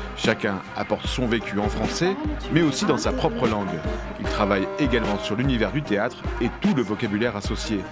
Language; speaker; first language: French; native; French